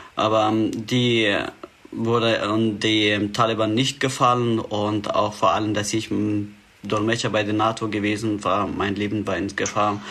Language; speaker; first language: German; non-native, fluent; Persian